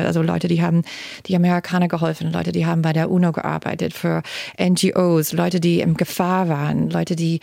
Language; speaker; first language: German; non-native, fluent; English